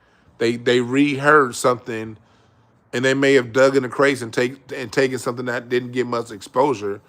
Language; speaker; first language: English; native; English